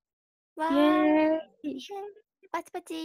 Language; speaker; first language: Japanese; native; Japanese